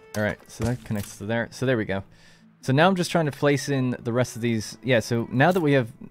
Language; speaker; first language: English; native; English